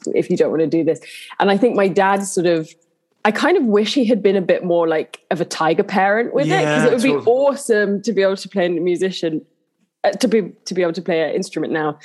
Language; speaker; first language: English; native; English